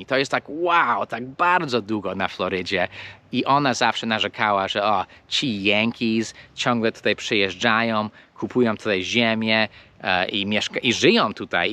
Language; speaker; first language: Polish; non-native, fluent; English